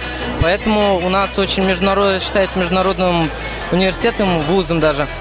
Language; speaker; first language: Russian; non-native, local second language; Tajik